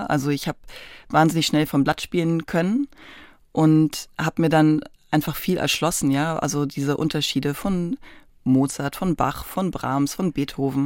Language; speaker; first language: German; native; German